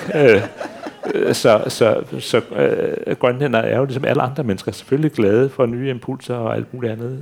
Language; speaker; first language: Danish; native; Danish